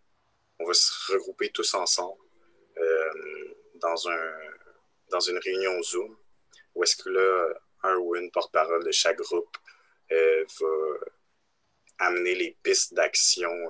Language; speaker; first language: French; native; French